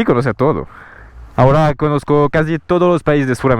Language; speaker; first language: Spanish; non-native, learner; French